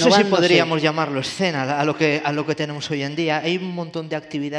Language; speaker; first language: Spanish; native; Spanish